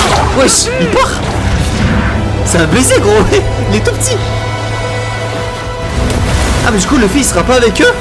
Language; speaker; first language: French; native; French